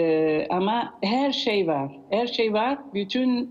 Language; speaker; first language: Turkish; non-native, learner; Italian